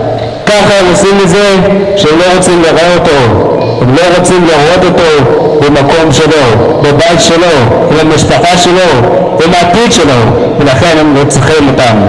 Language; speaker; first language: Hebrew; non-native, fluent; Arabic